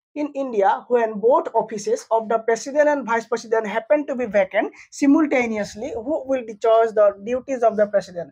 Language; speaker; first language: English; non-native, local second language; Assamese